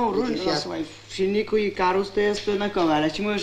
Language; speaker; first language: Polish; native; Polish